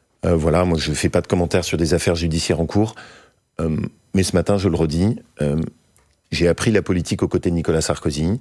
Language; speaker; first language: French; native; French